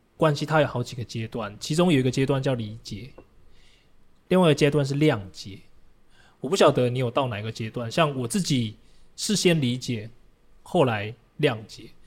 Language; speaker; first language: Chinese; native; Chinese